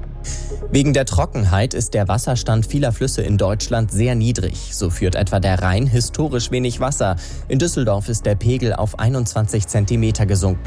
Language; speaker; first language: German; native; German